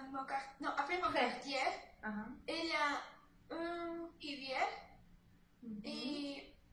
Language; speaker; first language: French; non-native, learner; Spanish